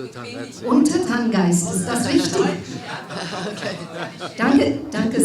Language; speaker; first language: German; non-native, fluent; English